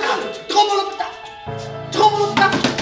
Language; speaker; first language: Dutch; native; Dutch